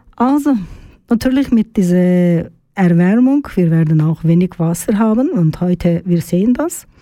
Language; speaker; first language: German; non-native, learner; Turkish